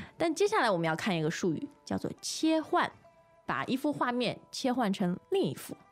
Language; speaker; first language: Chinese; native; Chinese